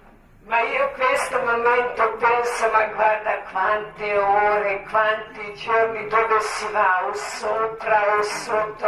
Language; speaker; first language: Italian; non-native, learner; Croatian